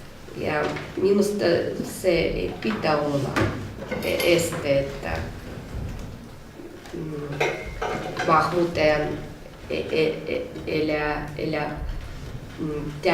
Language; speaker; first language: Finnish; non-native, learner; Russian